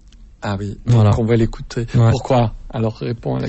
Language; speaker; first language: French; native; French